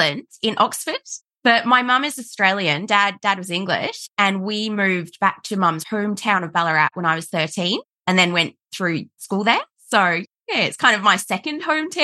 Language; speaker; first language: English; native; English